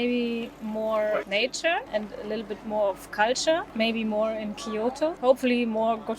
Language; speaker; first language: English; non-native, fluent; German